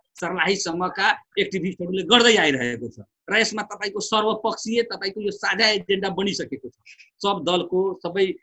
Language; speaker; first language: Nepali; non-native, local second language; Bhojpuri